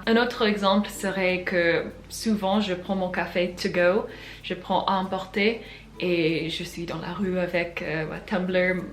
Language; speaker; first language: French; non-native, fluent; English